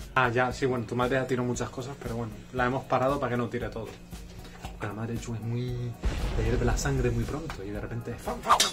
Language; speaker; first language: Spanish; native; Spanish